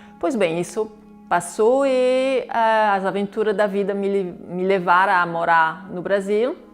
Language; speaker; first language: Portuguese; non-native, fluent; French